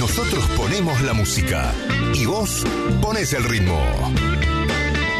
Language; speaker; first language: Spanish; native; Spanish